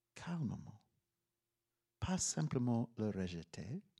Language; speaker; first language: French; non-native, fluent; English